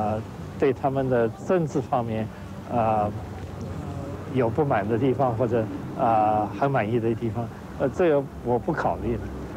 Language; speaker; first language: Chinese; non-native, local second language; Wu Chinese